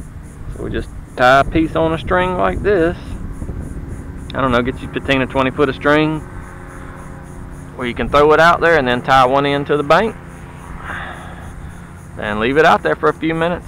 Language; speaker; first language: English; native; English